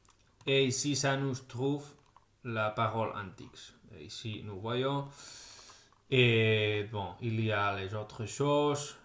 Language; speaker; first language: French; non-native, fluent; Spanish